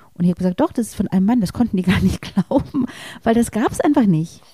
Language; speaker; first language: German; native; German